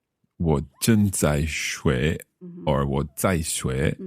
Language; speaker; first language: Chinese; non-native, learner; English